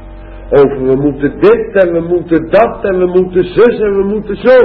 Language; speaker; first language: Dutch; native; Dutch